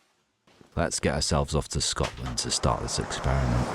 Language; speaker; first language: English; native; English